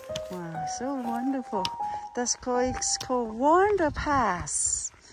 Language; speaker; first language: English; non-native, learner; Chinese